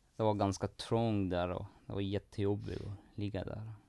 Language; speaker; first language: Swedish; non-native, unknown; Persian